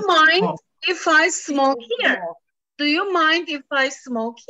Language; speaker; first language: English; non-native, fluent; Turkish